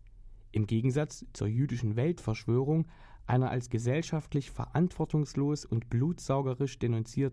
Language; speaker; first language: German; native; German